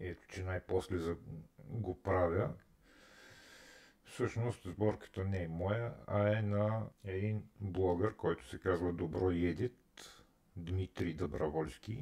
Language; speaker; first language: Bulgarian; native; Bulgarian